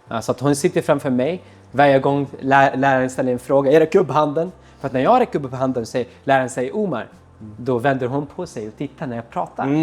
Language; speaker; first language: Swedish; non-native, fluent; Arabic